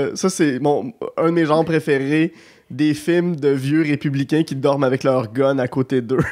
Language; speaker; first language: French; native; French